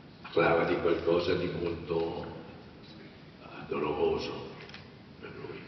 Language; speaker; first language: Italian; native; Italian